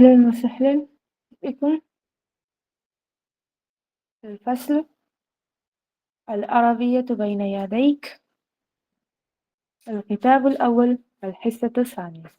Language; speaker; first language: Arabic; non-native, fluent; Urdu